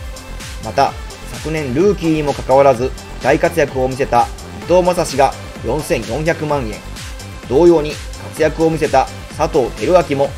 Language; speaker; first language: Japanese; native; Japanese